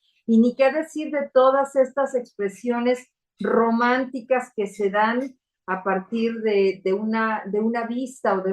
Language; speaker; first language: Spanish; native; Spanish